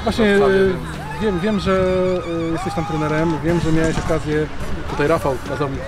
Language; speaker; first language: Polish; native; Polish